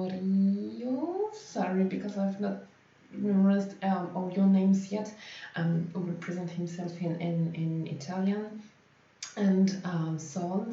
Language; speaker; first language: English; non-native, fluent; French